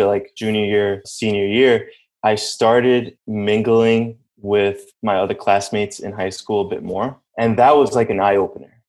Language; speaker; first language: English; early bilingual, other home language; Spanish